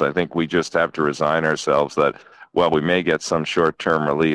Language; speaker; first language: English; native; English